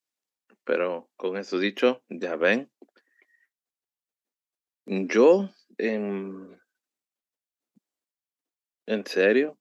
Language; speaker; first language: Spanish; early bilingual, heritage; Spanish